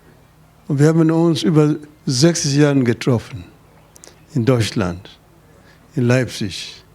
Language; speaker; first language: German; non-native, fluent; Luo (Kenya and Tanzania)